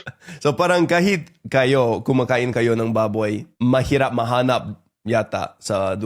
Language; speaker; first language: Filipino; non-native, fluent; English